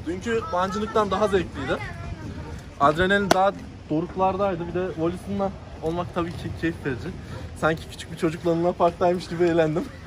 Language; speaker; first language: Turkish; native; Turkish